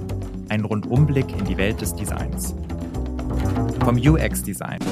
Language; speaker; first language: German; native; German